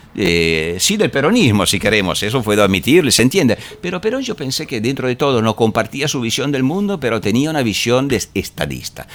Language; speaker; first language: Spanish; non-native, fluent; Italian